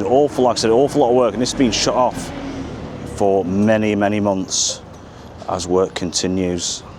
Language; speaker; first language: English; native; English